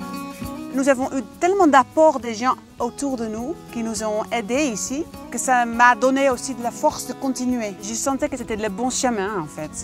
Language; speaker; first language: French; non-native, fluent; Dutch